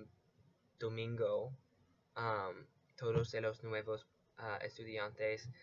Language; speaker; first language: Spanish; non-native, learner; English